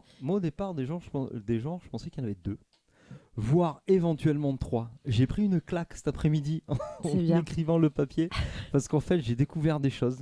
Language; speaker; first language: French; native; French